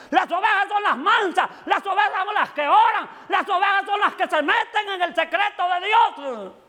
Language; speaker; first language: Spanish; native; Spanish